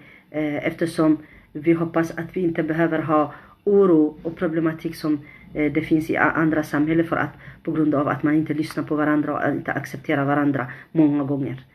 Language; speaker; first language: Swedish; non-native, fluent; Arabic